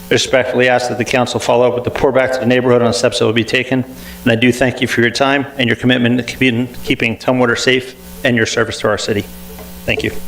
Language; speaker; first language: English; native; English